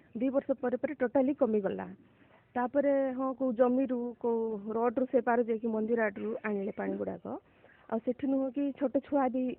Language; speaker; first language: Odia; native; Odia